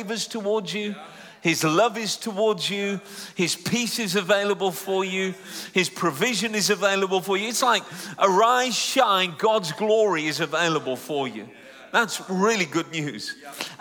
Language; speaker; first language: English; native; English